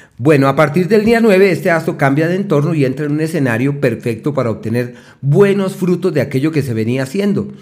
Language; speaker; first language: Spanish; native; Spanish